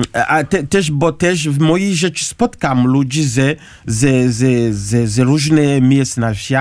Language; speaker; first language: Polish; non-native, learner; Kinyarwanda